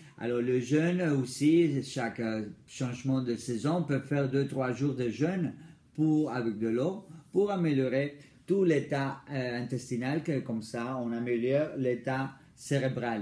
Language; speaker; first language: French; non-native, fluent; Spanish